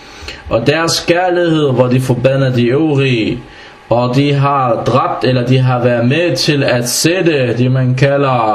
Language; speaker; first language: Danish; non-native, fluent; Arabic